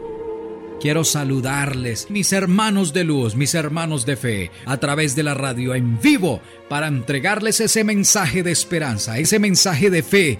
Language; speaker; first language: Spanish; native; Spanish